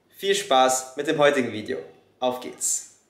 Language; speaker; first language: German; non-native, fluent; Albanian